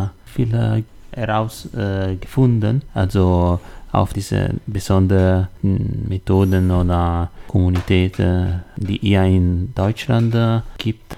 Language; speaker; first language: German; non-native, learner; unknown